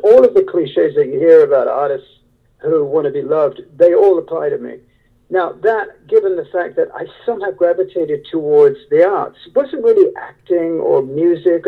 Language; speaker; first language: English; native; English